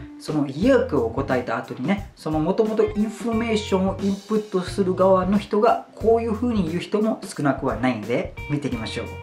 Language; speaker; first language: Japanese; non-native, fluent; Malay